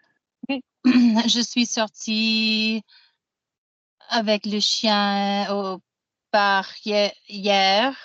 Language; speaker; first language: French; non-native, learner; English